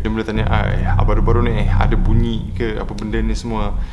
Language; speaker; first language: Malay; native; Malay